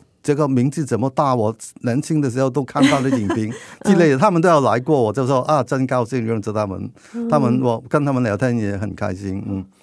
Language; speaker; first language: Chinese; non-native, local second language; Cantonese